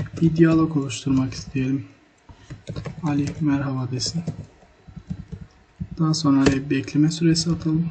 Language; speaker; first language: Turkish; native; Turkish